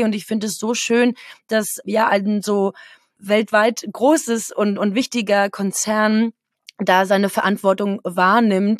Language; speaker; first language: German; native; German